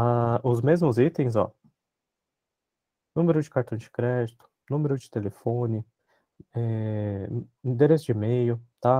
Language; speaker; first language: Portuguese; native; Portuguese